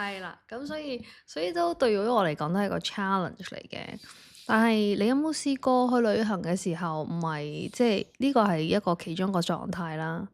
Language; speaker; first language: Cantonese; native; Cantonese